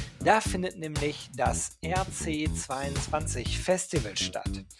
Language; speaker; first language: German; native; German